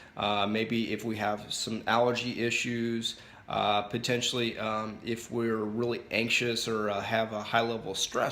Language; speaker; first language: English; native; English